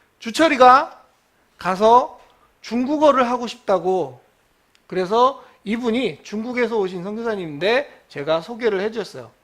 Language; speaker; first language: Korean; native; Korean